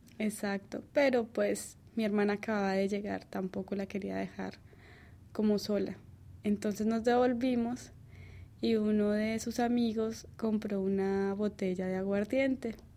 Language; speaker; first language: Spanish; native; Spanish